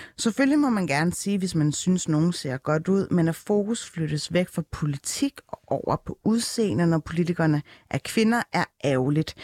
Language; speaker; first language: Danish; early bilingual, other home language; Turkish